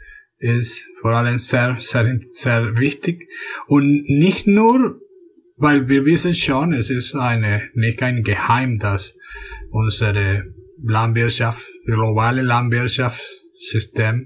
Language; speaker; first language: German; non-native, fluent; Spanish